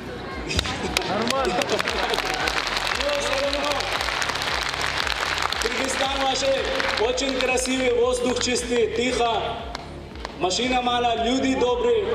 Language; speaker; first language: Russian; non-native, learner; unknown